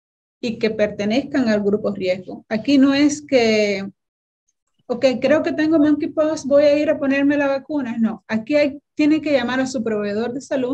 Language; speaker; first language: Spanish; native; Spanish